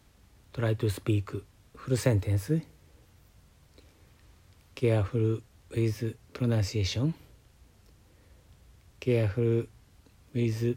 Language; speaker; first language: English; non-native, learner; Japanese